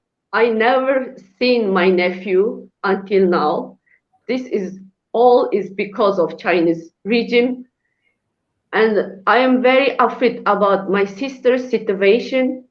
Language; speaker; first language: English; non-native, learner; Uyghur